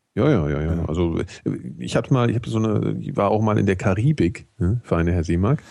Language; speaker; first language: German; native; German